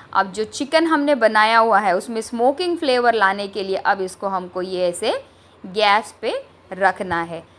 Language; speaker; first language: Hindi; non-native, local second language; Marathi